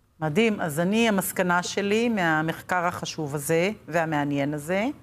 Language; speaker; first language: Hebrew; native; Hebrew